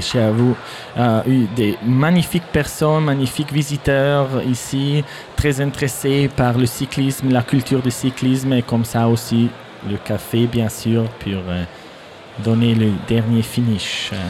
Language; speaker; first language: French; non-native, fluent; German